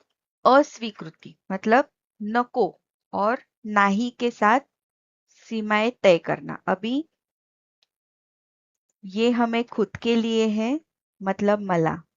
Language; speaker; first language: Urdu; non-native, local second language; Marathi